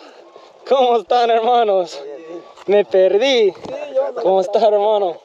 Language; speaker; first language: Spanish; non-native, learner; English